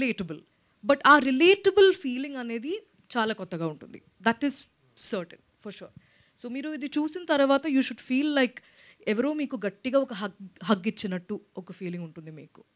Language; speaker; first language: Telugu; non-native, local second language; Malayalam